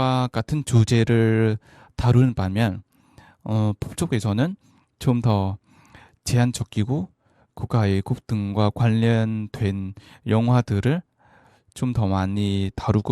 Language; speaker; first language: Korean; non-native, fluent; Vietnamese